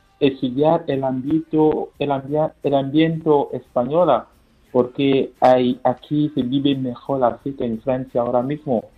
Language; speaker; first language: Spanish; non-native, fluent; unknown